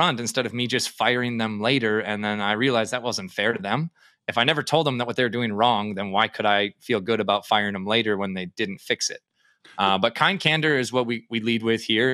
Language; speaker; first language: English; native; English